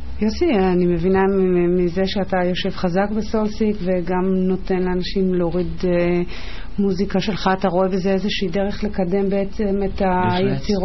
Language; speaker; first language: Hebrew; native; Hebrew